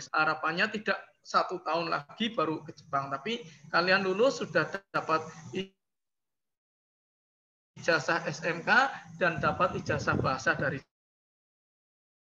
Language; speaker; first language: Indonesian; native; Indonesian